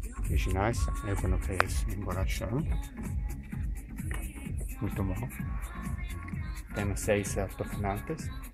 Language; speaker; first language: Portuguese; non-native, learner; Italian